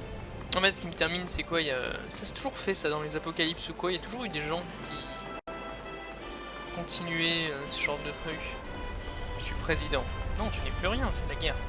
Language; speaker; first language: French; native; French